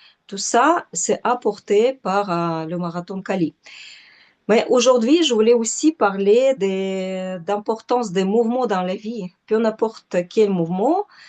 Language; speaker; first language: French; non-native, fluent; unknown